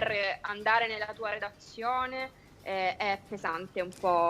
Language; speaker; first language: Italian; native; Italian